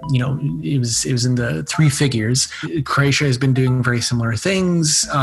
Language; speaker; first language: English; non-native, fluent; Bosnian